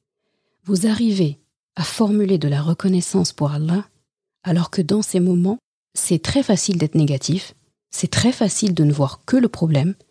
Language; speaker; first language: French; native; French